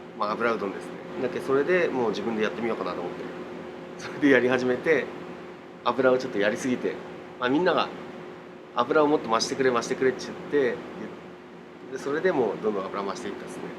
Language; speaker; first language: Japanese; native; Japanese